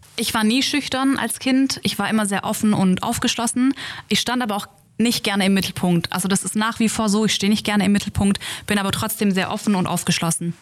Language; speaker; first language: German; native; German